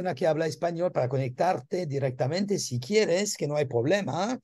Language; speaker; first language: Spanish; non-native, learner; French